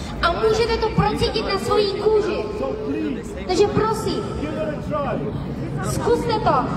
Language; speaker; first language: Czech; non-native, fluent; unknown